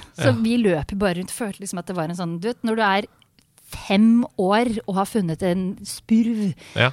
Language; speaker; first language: Norwegian; native; Norwegian